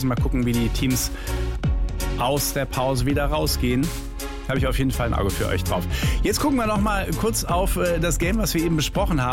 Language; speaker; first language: German; native; German